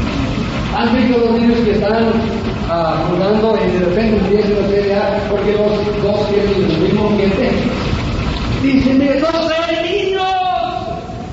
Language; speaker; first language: Spanish; non-native, fluent; English